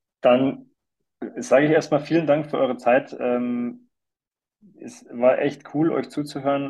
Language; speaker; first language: German; native; German